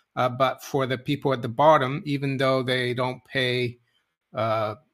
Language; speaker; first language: English; non-native, fluent; Portuguese